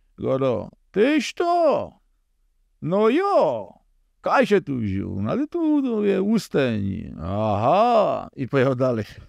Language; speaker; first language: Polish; native; Polish